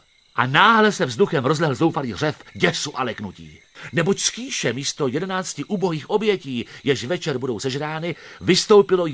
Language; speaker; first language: Czech; native; Czech